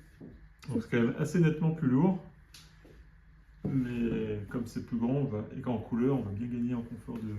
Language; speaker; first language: French; native; French